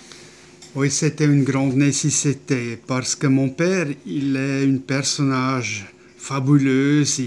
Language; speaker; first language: French; non-native, fluent; German